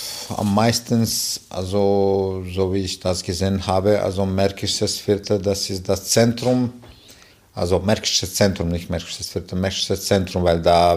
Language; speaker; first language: German; non-native, fluent; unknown